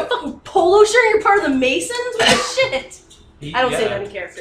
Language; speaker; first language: English; native; English